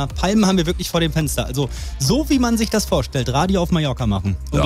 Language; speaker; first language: German; native; German